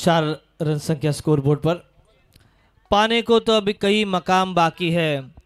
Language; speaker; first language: Hindi; non-native, local second language; Marathi